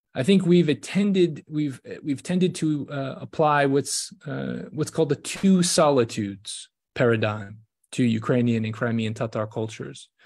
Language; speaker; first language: English; native; English